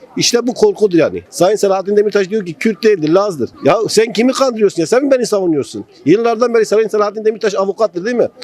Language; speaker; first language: Turkish; non-native, local second language; Kurdish